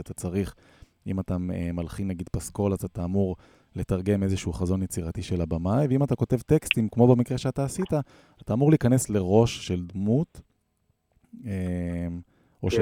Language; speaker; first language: Hebrew; native; Hebrew